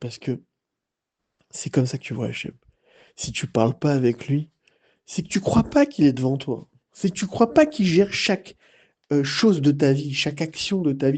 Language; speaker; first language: French; native; French